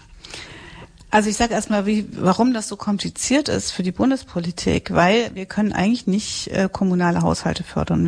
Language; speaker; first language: German; native; German